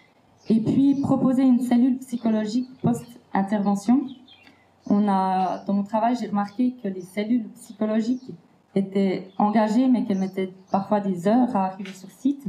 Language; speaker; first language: French; native; French